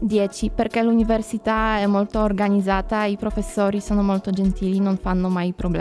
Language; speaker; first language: Italian; non-native, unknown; Polish